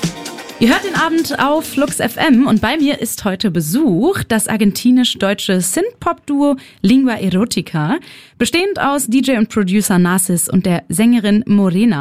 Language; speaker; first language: German; native; German